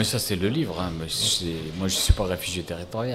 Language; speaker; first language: French; non-native, local second language; Arabic